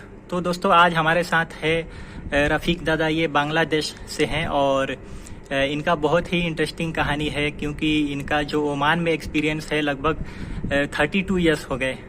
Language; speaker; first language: Hindi; native; Hindi